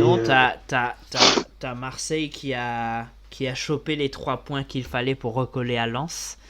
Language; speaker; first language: French; native; French